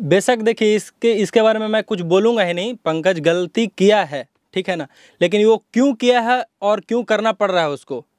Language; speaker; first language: Hindi; native; Hindi